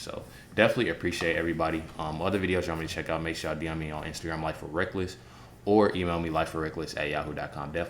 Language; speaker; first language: English; native; English